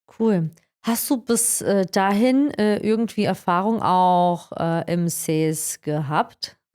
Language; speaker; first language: German; early bilingual, other home language; Croatian